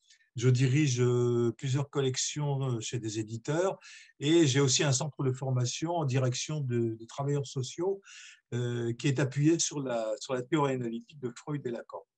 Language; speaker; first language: French; native; French